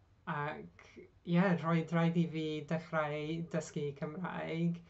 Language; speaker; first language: Welsh; non-native, learner; Hungarian